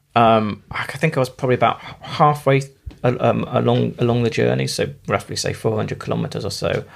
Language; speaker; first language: English; native; English